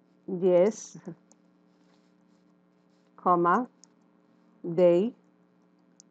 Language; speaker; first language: English; non-native, learner; Spanish